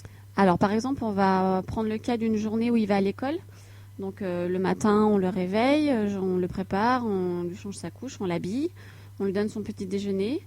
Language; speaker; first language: French; native; French